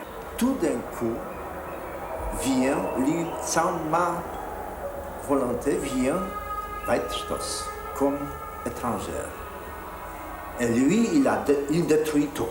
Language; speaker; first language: French; non-native, fluent; Polish